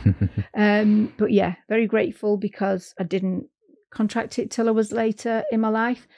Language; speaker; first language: English; native; English